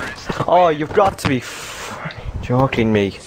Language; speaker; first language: English; native; English